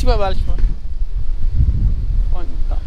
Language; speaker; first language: Russian; non-native, learner; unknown